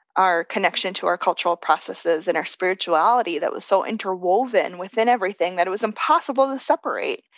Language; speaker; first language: English; native; English